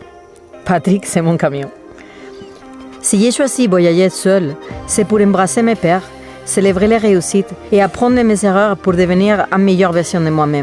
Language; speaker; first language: French; non-native, fluent; Spanish